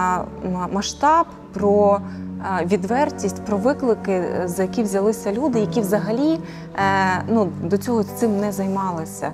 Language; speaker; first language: Ukrainian; native; Ukrainian